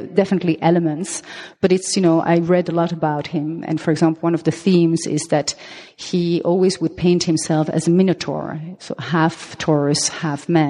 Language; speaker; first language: English; non-native, fluent; French